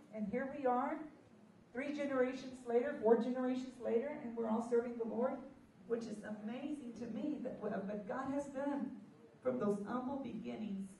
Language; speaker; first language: English; early bilingual, other home language; Spanish